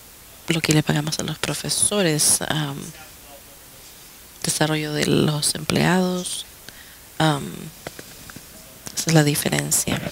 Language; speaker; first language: Spanish; non-native, fluent; English